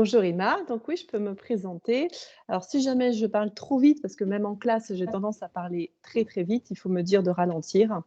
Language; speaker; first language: French; native; French